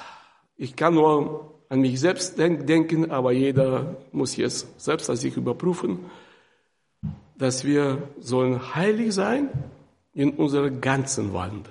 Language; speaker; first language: German; non-native, fluent; Russian